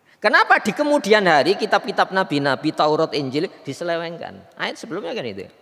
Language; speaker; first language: Indonesian; non-native, local second language; Javanese